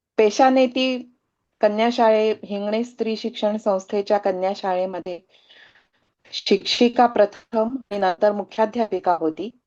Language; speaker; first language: Marathi; native; Marathi